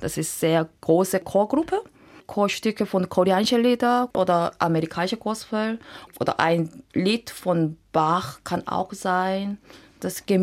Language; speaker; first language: German; non-native, fluent; Korean